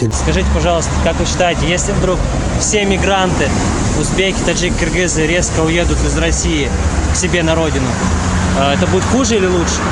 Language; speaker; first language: Russian; native; Russian